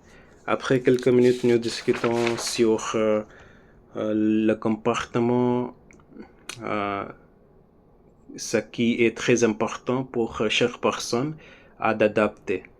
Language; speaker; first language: French; non-native, learner; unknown